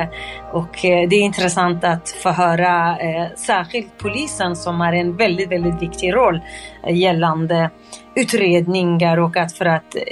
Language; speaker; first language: Swedish; non-native, fluent; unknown